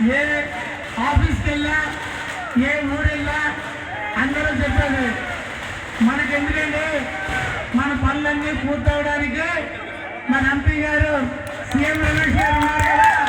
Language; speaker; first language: Telugu; native; Telugu